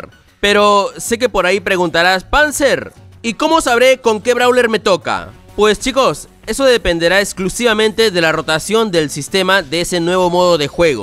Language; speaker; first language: Spanish; native; Spanish